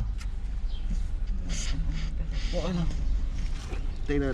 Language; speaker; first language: Filipino; native; Filipino